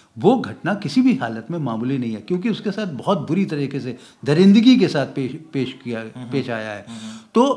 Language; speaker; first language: Hindi; native; Hindi